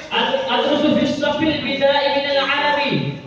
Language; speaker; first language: Arabic; non-native, learner; Urdu